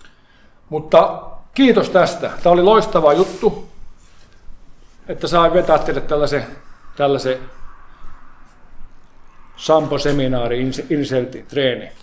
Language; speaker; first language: Finnish; native; Finnish